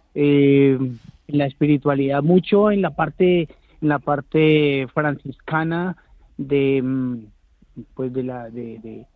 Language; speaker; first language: Spanish; native; Spanish